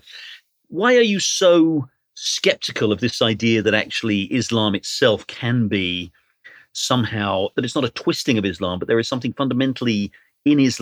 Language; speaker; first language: English; native; English